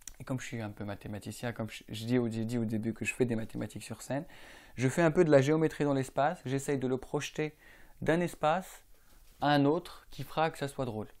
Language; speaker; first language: French; non-native, local second language; Arabic